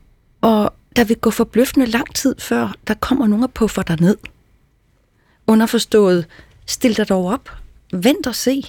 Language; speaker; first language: Danish; native; Danish